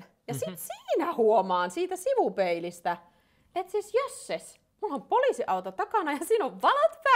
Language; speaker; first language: Finnish; native; Finnish